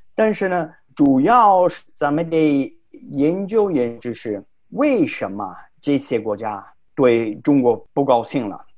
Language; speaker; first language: Chinese; non-native, fluent; Italian